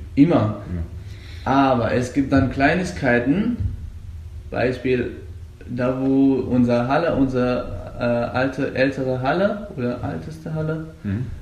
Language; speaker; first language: German; non-native, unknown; Persian